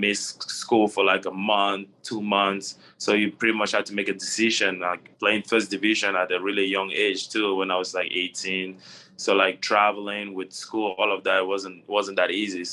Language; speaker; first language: English; non-native, local second language; French